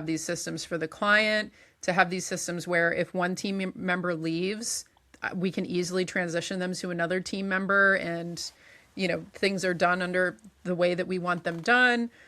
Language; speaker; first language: English; native; English